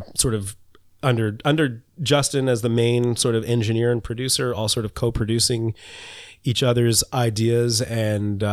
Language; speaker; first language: English; native; English